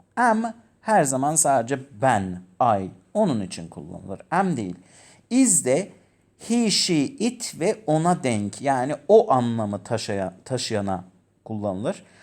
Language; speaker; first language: Turkish; native; Turkish